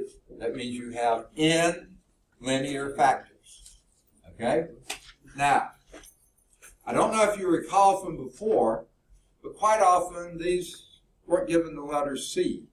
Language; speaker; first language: English; native; English